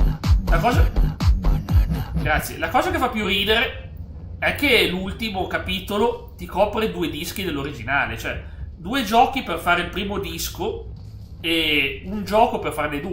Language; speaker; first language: Italian; native; Italian